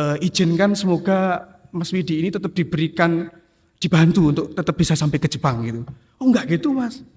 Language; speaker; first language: Indonesian; non-native, local second language; Javanese